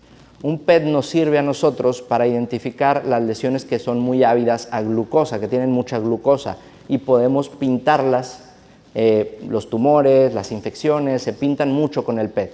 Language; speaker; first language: Spanish; native; Spanish